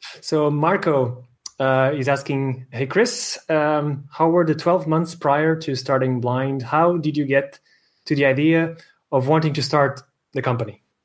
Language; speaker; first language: English; non-native, fluent; Portuguese